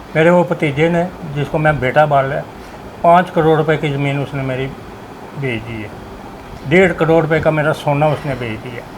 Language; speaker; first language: Urdu; non-native, local second language; Punjabi